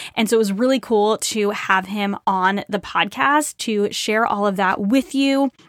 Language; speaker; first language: English; native; English